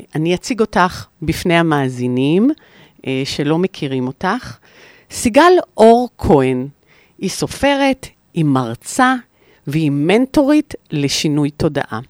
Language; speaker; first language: Hebrew; native; Hebrew